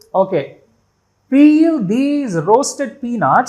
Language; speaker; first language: English; non-native, local second language; Tamil